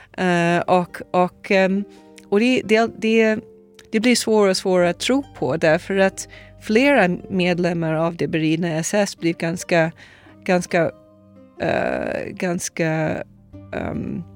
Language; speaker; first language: Swedish; non-native, fluent; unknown